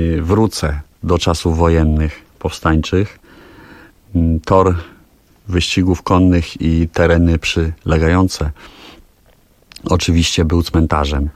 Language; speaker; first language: Polish; native; Polish